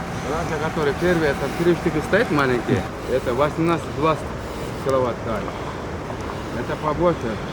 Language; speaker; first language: Russian; non-native, local second language; Kyrgyz